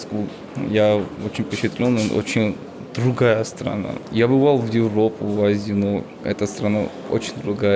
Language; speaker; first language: Russian; non-native, learner; Georgian